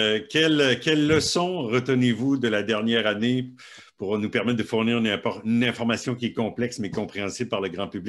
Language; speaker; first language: French; native; French